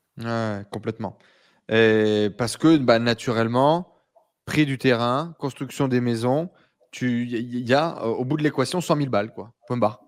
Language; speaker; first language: French; native; French